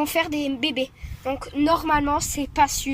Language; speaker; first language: French; native; French